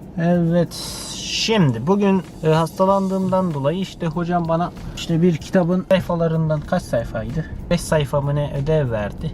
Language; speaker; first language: Turkish; early bilingual, heritage; Turkish